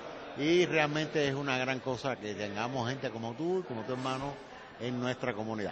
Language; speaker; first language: Spanish; native; Spanish